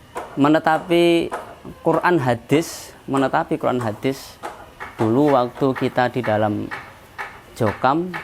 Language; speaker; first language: Indonesian; non-native, local second language; Javanese